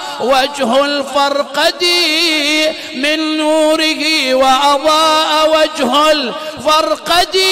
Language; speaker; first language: Arabic; native; Arabic